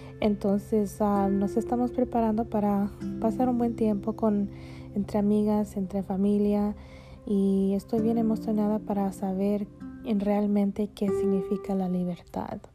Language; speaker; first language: Spanish; early bilingual, heritage; Spanish